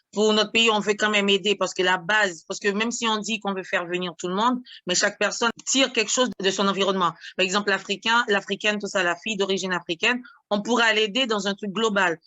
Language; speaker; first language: French; non-native, local second language; Haitian Creole